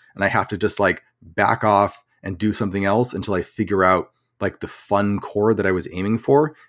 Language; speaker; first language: English; native; English